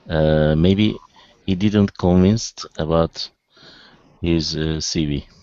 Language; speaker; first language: English; non-native, learner; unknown